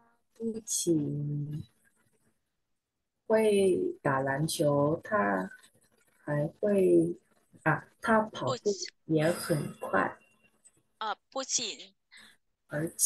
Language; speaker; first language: Chinese; non-native, learner; Vietnamese